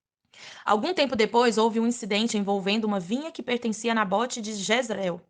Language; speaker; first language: Portuguese; native; Portuguese